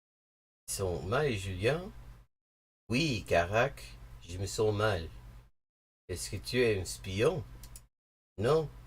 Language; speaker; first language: French; non-native, learner; English